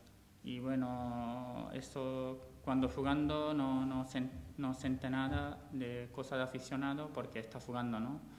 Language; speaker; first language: Spanish; non-native, learner; Japanese